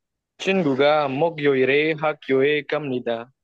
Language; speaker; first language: Korean; non-native, learner; Indonesian